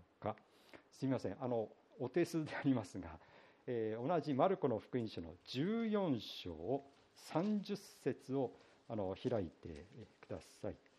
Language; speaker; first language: Japanese; native; Japanese